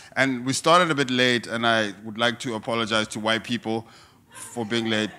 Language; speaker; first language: English; non-native, local second language; Xhosa